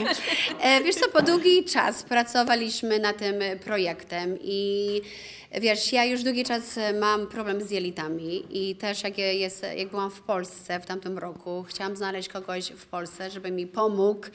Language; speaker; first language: Polish; early bilingual, other home language; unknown